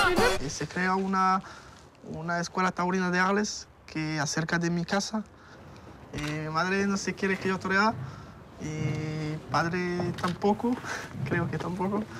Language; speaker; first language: Spanish; non-native, learner; French